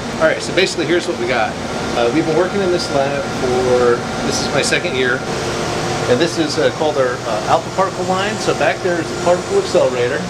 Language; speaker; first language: English; native; English